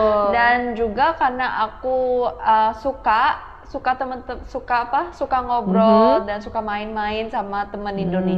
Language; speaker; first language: Indonesian; early bilingual, other home language; Korean